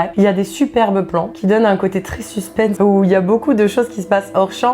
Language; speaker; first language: French; native; French